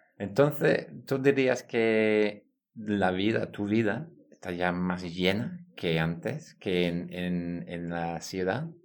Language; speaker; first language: Spanish; non-native, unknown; English